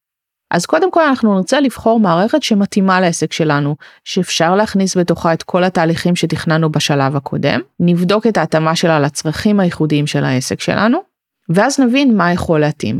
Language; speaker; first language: Hebrew; native; Hebrew